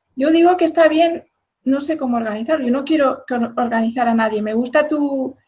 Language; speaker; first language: Spanish; native; Spanish